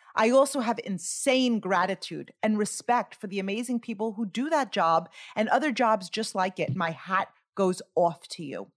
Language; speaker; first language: English; native; English